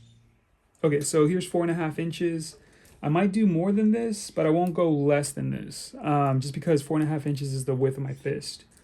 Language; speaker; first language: English; native; English